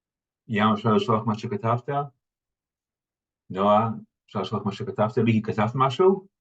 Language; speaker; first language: Hebrew; non-native, fluent; English